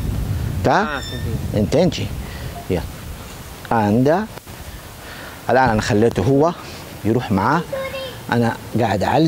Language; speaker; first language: Portuguese; non-native, learner; Arabic